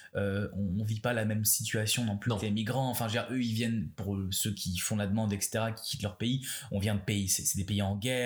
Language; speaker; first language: French; native; French